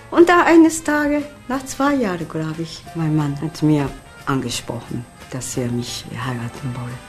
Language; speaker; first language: German; non-native, learner; Japanese